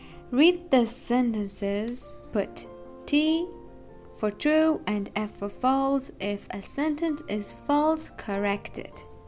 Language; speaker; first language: English; non-native, fluent; Persian